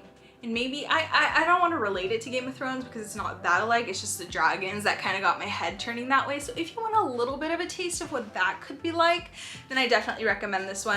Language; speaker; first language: English; native; English